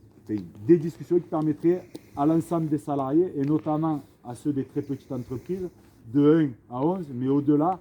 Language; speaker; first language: French; native; French